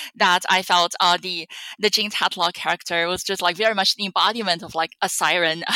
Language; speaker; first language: English; non-native, fluent; Chinese